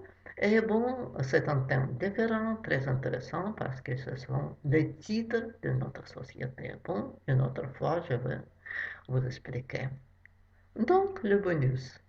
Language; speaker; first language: French; non-native, fluent; Russian